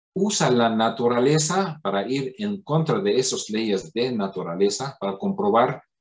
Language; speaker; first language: Spanish; non-native, fluent; Arabic